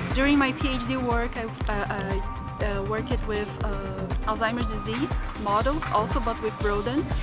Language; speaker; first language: English; non-native, fluent; Portuguese